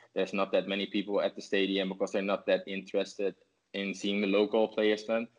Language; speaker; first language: English; non-native, fluent; Dutch